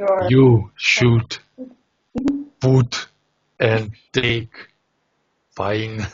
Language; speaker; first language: English; non-native, learner; Russian